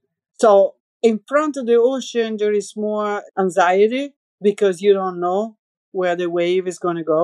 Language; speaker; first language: English; non-native, fluent; Italian